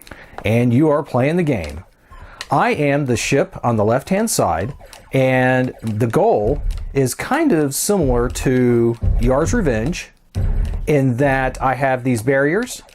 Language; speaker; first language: English; native; English